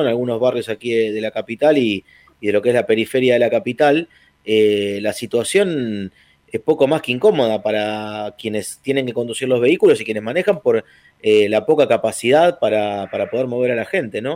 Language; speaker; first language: Spanish; native; Spanish